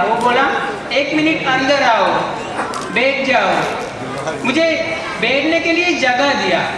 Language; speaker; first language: Hindi; non-native, learner; Sinhala